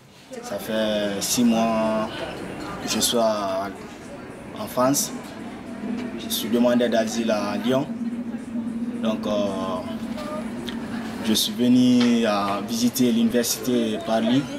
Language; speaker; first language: French; non-native, learner; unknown